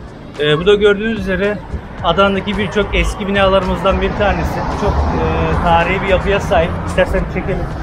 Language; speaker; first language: Turkish; native; Turkish